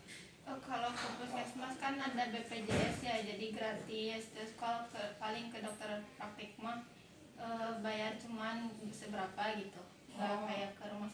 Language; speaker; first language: Indonesian; non-native, local second language; Sundanese